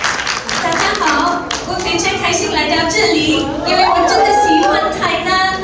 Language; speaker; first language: Chinese; non-native, fluent; English